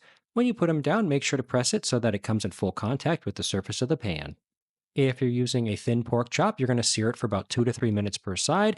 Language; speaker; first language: English; native; English